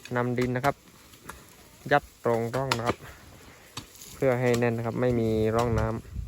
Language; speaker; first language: Thai; native; Thai